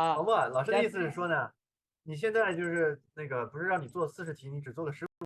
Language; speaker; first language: Chinese; native; Chinese